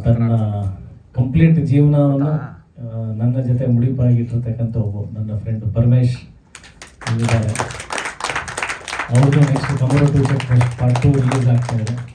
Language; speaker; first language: Kannada; native; Kannada